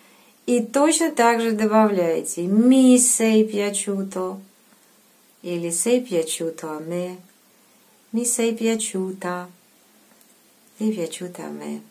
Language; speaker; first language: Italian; non-native, fluent; Russian